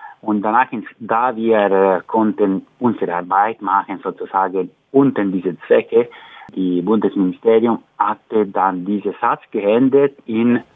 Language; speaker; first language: German; non-native, learner; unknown